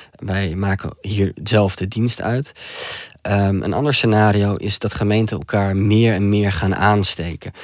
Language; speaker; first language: Dutch; native; Dutch